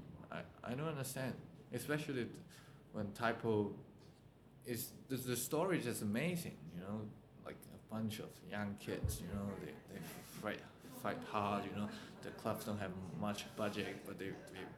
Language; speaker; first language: English; non-native, local second language; Cantonese